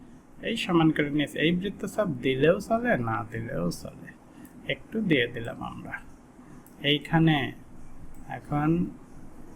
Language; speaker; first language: Bangla; native; Bangla